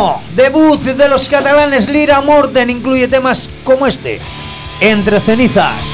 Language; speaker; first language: Spanish; native; Spanish